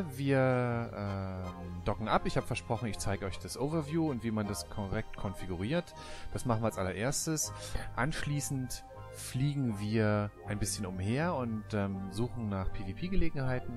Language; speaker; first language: German; native; German